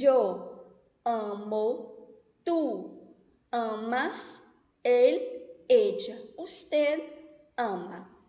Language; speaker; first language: Spanish; non-native, fluent; Portuguese